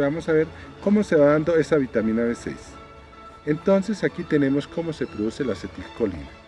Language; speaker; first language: Spanish; native; Spanish